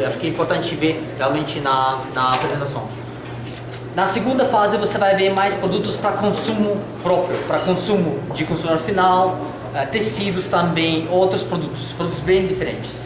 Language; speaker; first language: Portuguese; non-native, learner; Russian